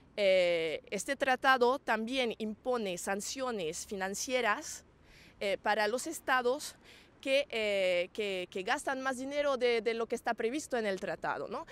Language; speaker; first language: Spanish; non-native, fluent; French